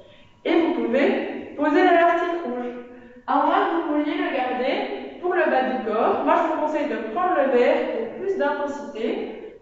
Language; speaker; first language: French; native; French